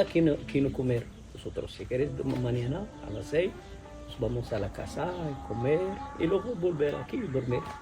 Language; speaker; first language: Spanish; non-native, learner; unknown